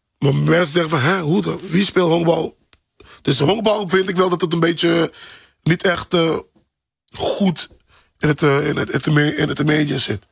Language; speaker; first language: Dutch; non-native, local second language; Papiamento